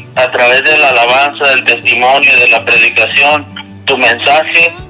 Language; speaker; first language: Spanish; native; Spanish